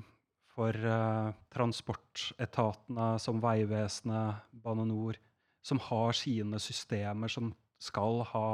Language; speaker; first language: Norwegian; native; Norwegian